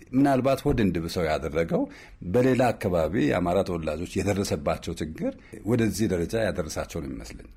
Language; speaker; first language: Amharic; native; Amharic